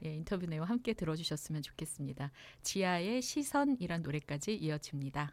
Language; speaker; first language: Korean; native; Korean